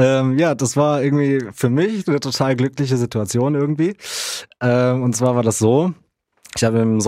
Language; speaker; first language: German; native; German